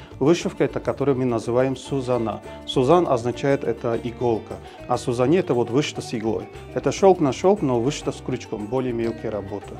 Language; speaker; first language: Russian; non-native, local second language; Tajik